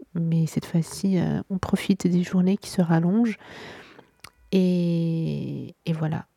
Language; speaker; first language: French; non-native, local second language; Arabic